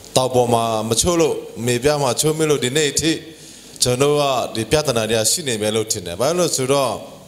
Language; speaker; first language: Burmese; non-native, local second language; Hakha Chin